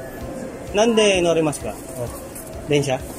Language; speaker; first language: Japanese; non-native, learner; Filipino